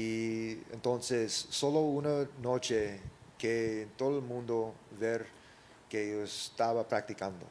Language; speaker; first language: Spanish; early bilingual, heritage; English